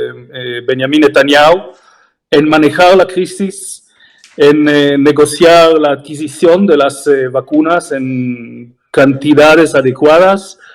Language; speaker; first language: Spanish; non-native, fluent; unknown